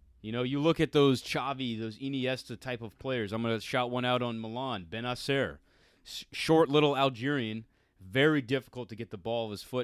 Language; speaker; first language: English; native; English